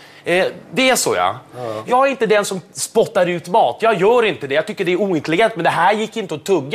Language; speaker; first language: Swedish; native; Swedish